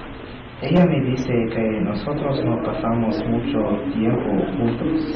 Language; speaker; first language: Spanish; non-native, learner; English